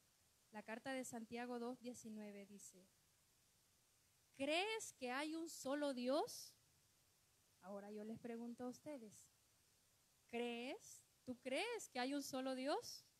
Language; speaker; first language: Spanish; native; Spanish